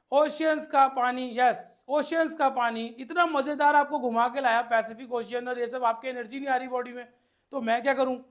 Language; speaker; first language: Hindi; native; Hindi